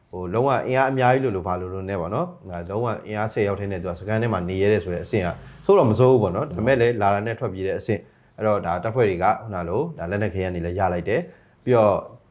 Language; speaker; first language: Burmese; native; Burmese